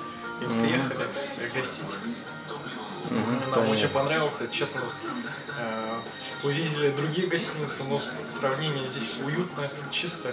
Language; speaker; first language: Russian; non-native, local second language; Kazakh